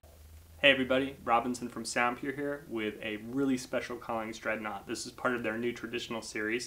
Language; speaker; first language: English; native; English